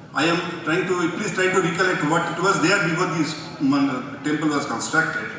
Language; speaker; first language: English; non-native, local second language; Bangla